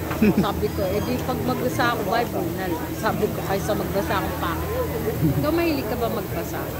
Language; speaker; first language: Filipino; native; Filipino